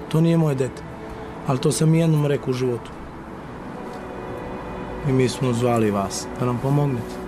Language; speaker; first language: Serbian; non-native, local second language; Romany